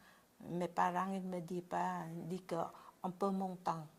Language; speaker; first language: French; non-native, learner; Vietnamese